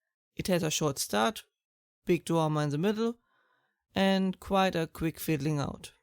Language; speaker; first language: English; non-native, fluent; German